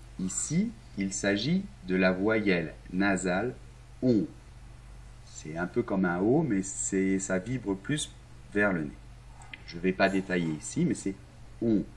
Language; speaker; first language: French; non-native, fluent; Arabic